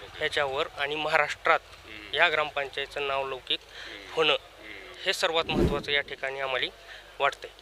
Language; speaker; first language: Marathi; native; Marathi